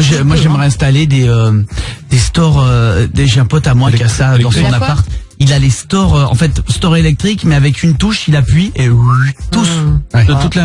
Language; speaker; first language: French; native; French